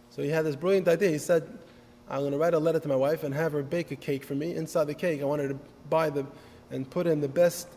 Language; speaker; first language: English; native; English